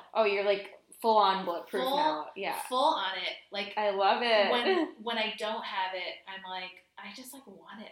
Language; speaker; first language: English; native; English